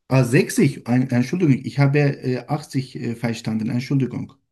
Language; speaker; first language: German; non-native, learner; Turkish